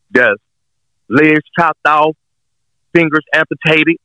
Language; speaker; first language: English; native; English